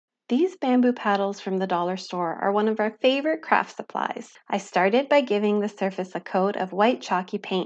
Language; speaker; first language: English; native; English